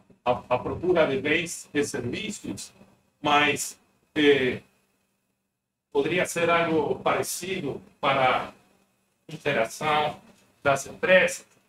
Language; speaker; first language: Portuguese; non-native, fluent; Spanish